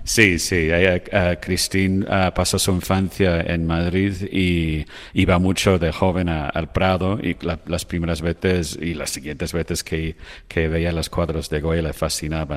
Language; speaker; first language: Spanish; non-native, fluent; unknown